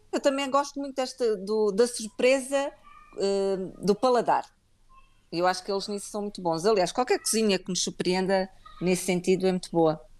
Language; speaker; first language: Portuguese; native; Portuguese